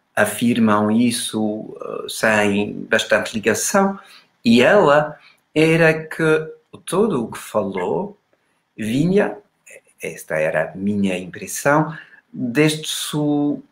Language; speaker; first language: Portuguese; non-native, fluent; German